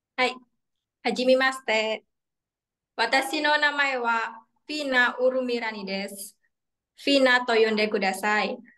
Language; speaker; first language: Japanese; non-native, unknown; Indonesian